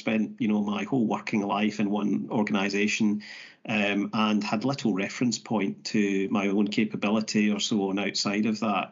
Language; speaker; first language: English; native; English